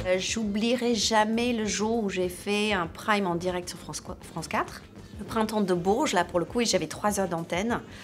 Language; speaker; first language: French; non-native, fluent; English